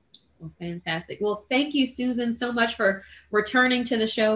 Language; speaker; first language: English; native; English